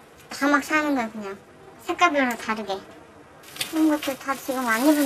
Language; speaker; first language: Korean; native; Korean